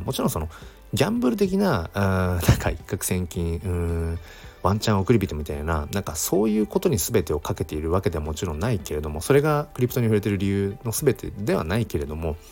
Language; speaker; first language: Japanese; native; Japanese